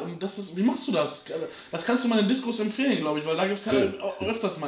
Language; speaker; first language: German; native; German